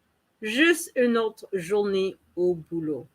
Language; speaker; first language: French; non-native, learner; English